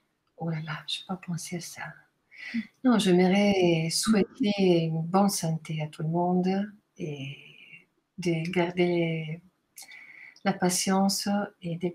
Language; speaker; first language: French; non-native, fluent; Italian